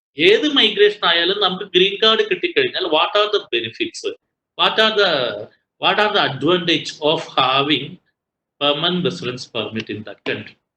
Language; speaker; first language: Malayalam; native; Malayalam